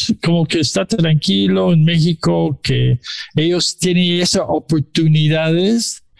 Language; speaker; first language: Spanish; non-native, learner; English